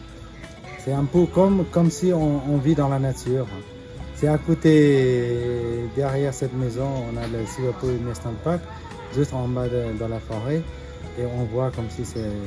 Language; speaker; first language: French; non-native, fluent; Nepali